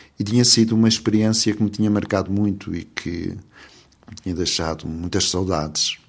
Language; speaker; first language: Portuguese; native; Portuguese